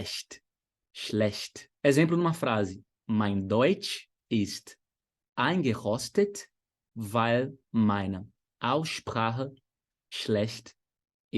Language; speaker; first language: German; non-native, fluent; Portuguese